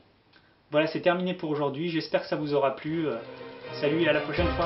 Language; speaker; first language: French; native; French